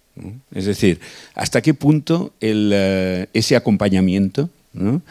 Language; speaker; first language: Spanish; non-native, local second language; Catalan